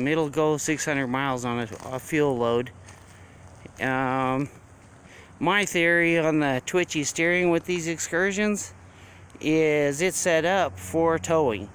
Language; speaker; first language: English; native; English